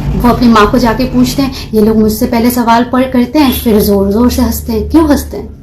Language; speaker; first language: Hindi; non-native, local second language; Kok Borok